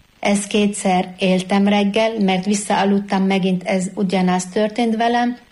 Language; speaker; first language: Hungarian; non-native, fluent; Arabic